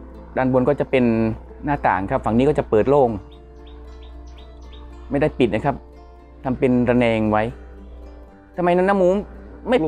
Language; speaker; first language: Thai; native; Thai